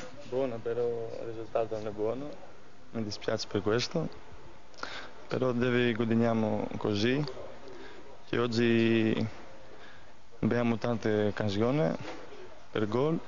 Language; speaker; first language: Italian; non-native, learner; Greek